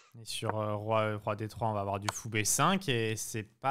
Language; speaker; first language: French; native; French